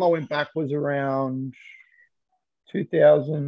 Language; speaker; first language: English; native; English